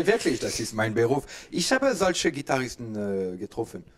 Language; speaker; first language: German; non-native, learner; French